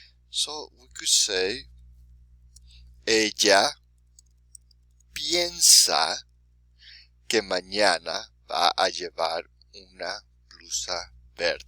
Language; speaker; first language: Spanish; non-native, fluent; English